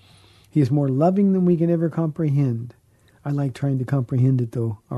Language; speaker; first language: English; native; English